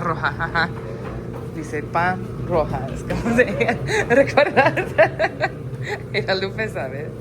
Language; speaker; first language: Spanish; non-native, learner; English